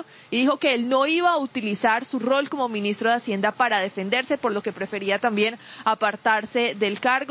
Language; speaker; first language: Spanish; native; Spanish